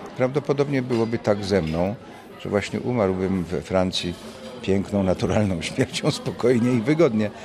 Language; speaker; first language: Polish; native; Polish